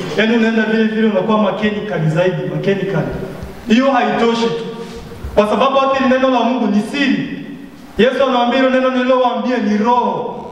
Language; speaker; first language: Swahili; native; Swahili